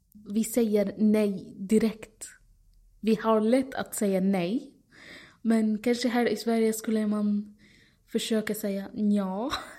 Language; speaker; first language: Swedish; non-native, fluent; Arabic